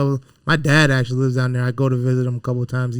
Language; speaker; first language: English; native; English